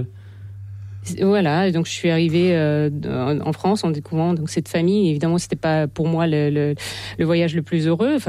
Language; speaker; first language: French; non-native, fluent; Russian